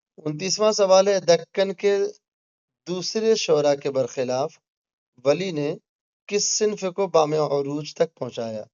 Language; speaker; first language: Urdu; native; Urdu